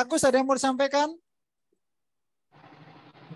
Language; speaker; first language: Indonesian; native; Indonesian